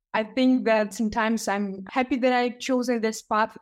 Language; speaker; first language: English; non-native, fluent; Ukrainian